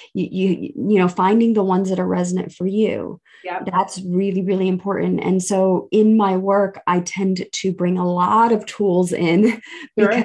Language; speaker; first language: English; early bilingual, other home language; Filipino